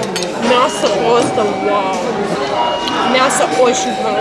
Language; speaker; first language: Russian; native; Russian